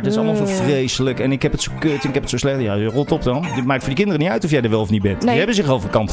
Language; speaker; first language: Dutch; native; Dutch